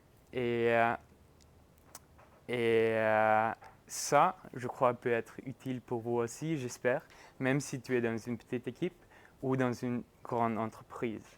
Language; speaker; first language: French; non-native, fluent; Norwegian